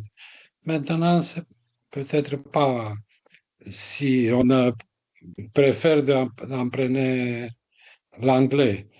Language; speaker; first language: French; non-native, fluent; Romanian